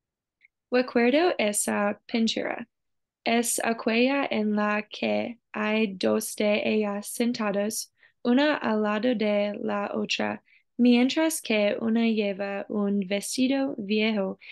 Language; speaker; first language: Spanish; non-native, learner; English